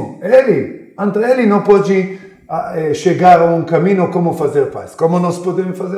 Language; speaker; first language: Portuguese; non-native, learner; Hebrew